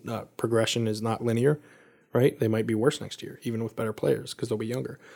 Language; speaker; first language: English; native; English